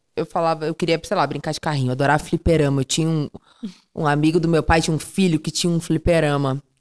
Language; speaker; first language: Portuguese; native; Portuguese